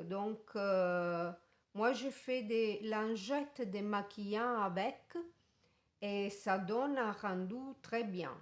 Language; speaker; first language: French; non-native, fluent; Italian